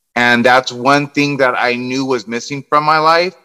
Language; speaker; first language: English; native; English